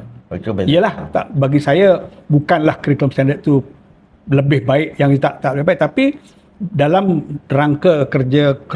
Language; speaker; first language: Malay; native; Malay